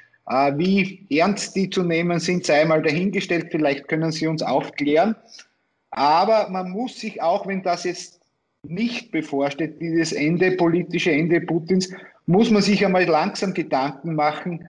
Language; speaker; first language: German; native; German